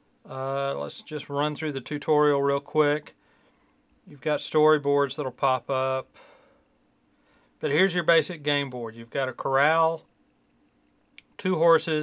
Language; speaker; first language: English; native; English